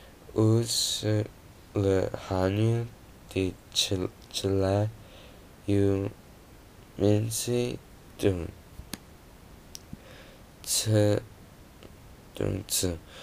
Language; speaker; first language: Chinese; non-native, learner; Korean